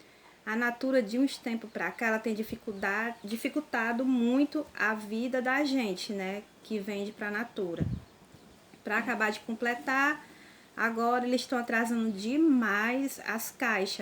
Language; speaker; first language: Portuguese; native; Portuguese